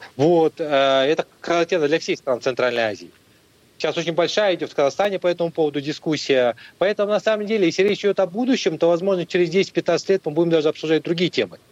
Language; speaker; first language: Russian; native; Russian